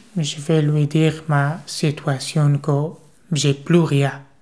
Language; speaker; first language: French; non-native, learner; Persian